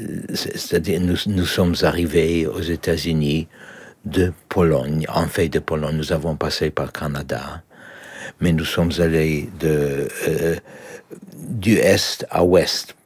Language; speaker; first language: French; non-native, learner; Polish